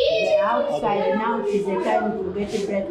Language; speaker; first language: English; non-native, local second language; Swahili